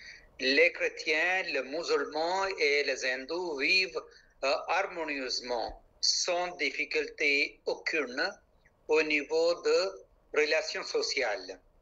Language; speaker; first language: French; non-native, local second language; Malayalam